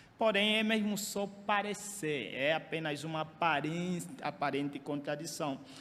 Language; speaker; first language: Portuguese; native; Portuguese